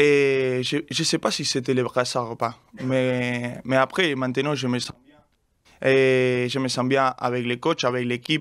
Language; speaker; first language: French; non-native, learner; Spanish